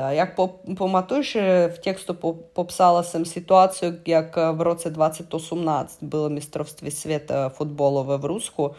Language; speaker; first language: Czech; non-native, fluent; Russian